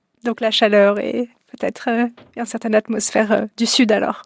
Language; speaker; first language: French; native; French